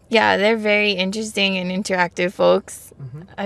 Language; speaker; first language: English; native; English